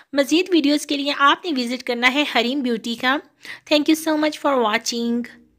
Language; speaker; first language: Urdu; native; Urdu